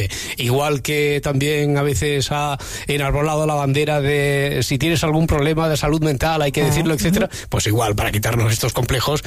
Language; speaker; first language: Spanish; native; Spanish